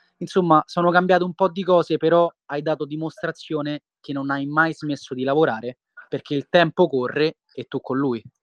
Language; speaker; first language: Italian; native; Italian